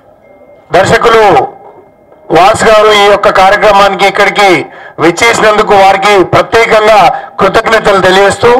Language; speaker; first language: Telugu; native; Telugu